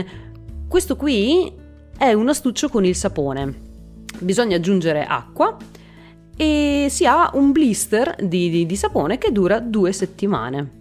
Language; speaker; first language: Italian; native; Italian